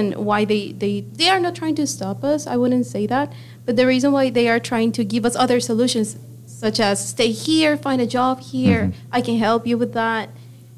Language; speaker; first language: English; non-native, fluent; Spanish